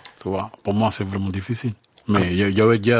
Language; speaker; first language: French; non-native, learner; Spanish